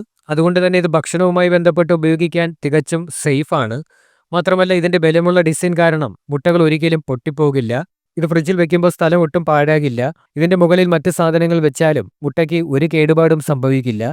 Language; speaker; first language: Malayalam; native; Malayalam